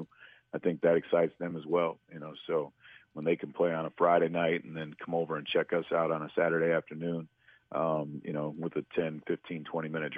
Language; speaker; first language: English; native; English